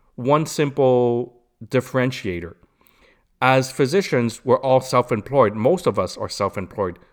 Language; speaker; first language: English; native; English